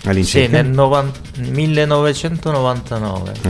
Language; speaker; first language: Italian; non-native, fluent; Japanese